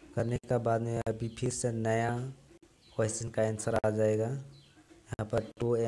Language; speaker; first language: Hindi; non-native, local second language; Bangla